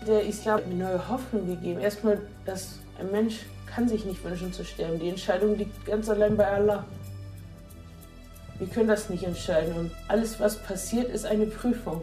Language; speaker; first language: German; native; German